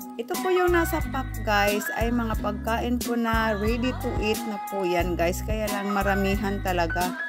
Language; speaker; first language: Filipino; non-native, local second language; Cebuano